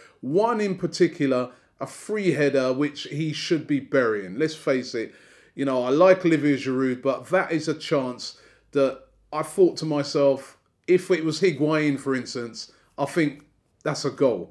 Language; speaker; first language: English; native; English